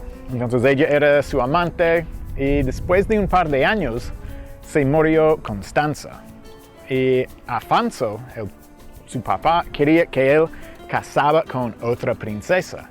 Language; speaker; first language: Spanish; non-native, fluent; English